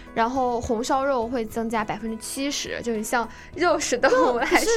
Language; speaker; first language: Chinese; native; Chinese